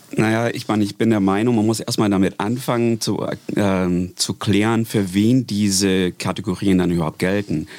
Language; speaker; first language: German; non-native, fluent; English